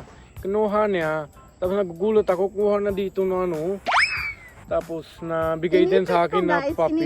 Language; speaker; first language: Filipino; non-native, learner; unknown